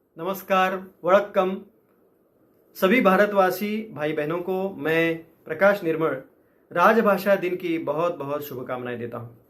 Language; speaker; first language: Hindi; non-native, local second language; Marathi